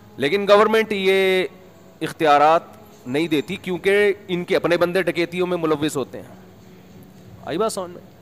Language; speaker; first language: Urdu; native; Urdu